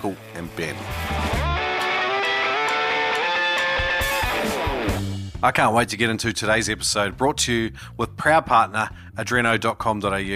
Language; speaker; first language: English; native; English